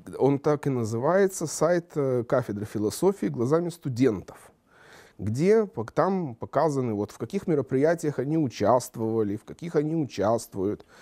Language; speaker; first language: Russian; native; Russian